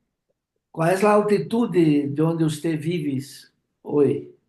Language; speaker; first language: Spanish; non-native, fluent; Portuguese